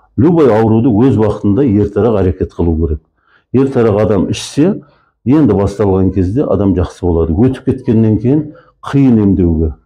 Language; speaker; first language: Kazakh; early bilingual, heritage; Kazakh